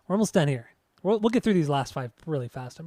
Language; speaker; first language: English; native; English